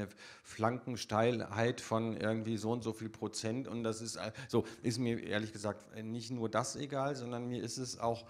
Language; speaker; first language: German; native; German